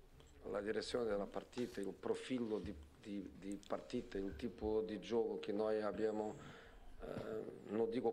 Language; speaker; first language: Italian; non-native, fluent; Portuguese